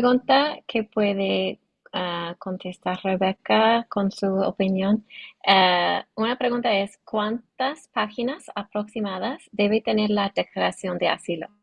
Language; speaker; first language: Spanish; non-native, learner; English